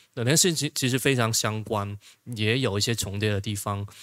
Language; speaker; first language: Chinese; non-native, local second language; Cantonese